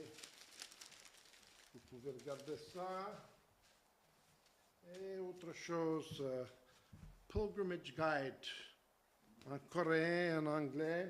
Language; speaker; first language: French; native; French